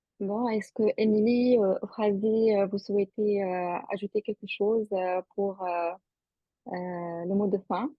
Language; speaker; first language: French; non-native, local second language; Arabic